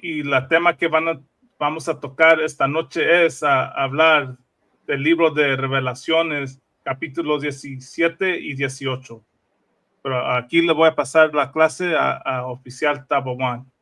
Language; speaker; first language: Spanish; early bilingual, heritage; Spanish